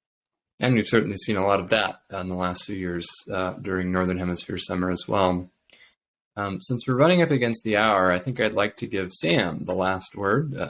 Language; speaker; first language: English; native; English